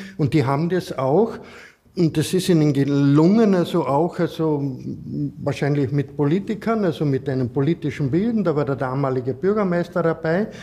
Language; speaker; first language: German; native; German